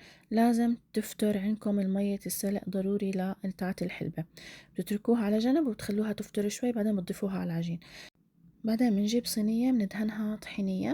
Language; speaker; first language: Arabic; native; Arabic